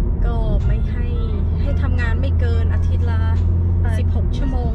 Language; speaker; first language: Thai; native; Thai